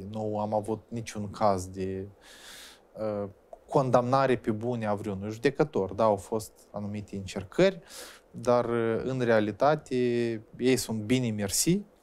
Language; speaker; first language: Romanian; native; Romanian